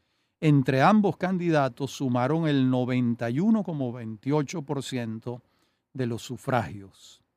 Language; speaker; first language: Spanish; native; Spanish